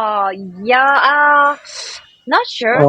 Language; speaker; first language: English; non-native, learner; Korean